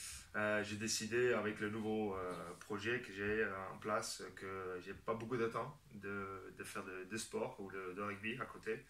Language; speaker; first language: French; non-native, fluent; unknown